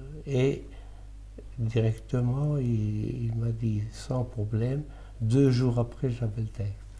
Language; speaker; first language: French; early bilingual, other home language; Italian